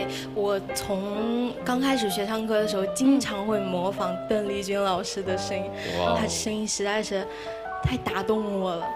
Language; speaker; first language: Chinese; native; Chinese